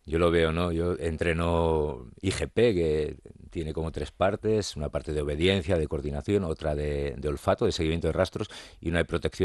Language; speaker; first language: Spanish; native; Spanish